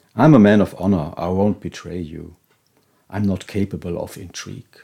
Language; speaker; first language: English; non-native, fluent; German